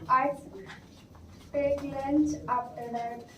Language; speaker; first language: English; non-native, learner; Hindi